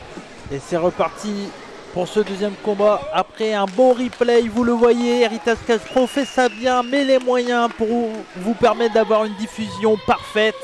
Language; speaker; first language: French; native; French